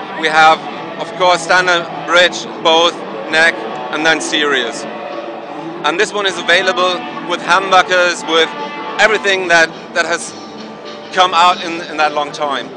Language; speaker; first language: English; non-native, fluent; German